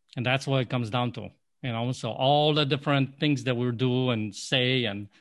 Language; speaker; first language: English; non-native, fluent; Polish